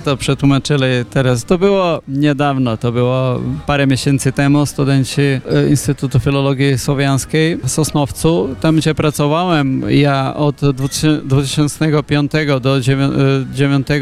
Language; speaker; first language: Polish; non-native, fluent; Macedonian